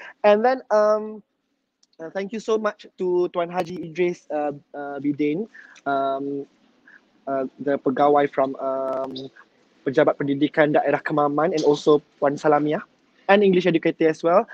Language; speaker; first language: English; non-native, local second language; Malay